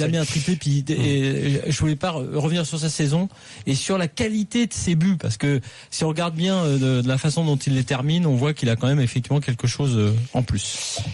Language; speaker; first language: French; native; French